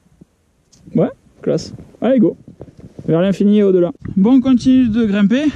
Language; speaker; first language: French; native; French